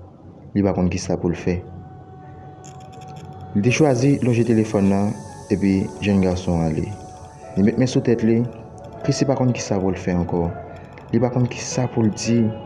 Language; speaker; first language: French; non-native, learner; Haitian Creole